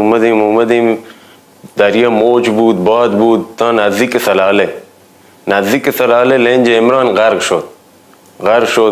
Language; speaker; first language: Persian; non-native, local second language; Baluchi